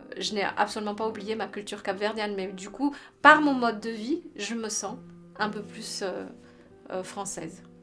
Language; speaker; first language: French; early bilingual, other home language; Kabuverdianu